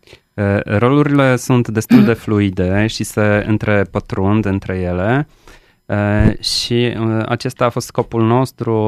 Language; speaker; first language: Romanian; non-native, fluent; Polish